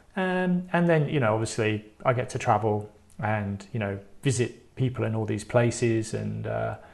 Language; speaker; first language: English; native; English